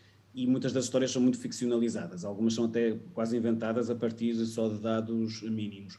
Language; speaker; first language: Portuguese; native; Portuguese